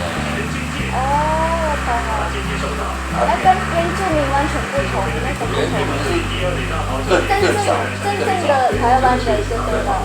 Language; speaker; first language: Chinese; non-native, learner; Indonesian